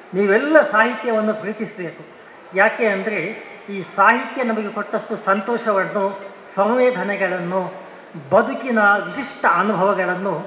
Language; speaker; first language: Kannada; non-native, local second language; Badaga